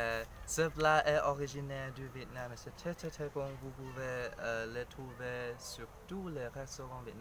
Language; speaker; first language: French; non-native, learner; Vietnamese